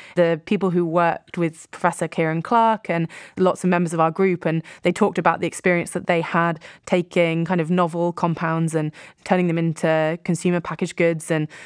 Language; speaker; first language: English; native; English